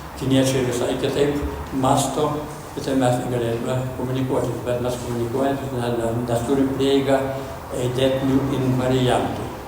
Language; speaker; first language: Lithuanian; early bilingual, heritage; Lithuanian